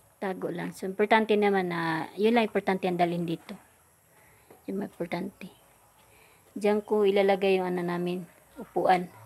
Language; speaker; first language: Filipino; non-native, local second language; Cebuano